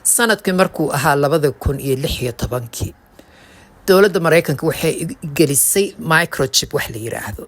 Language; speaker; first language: Somali; early bilingual, heritage; Somali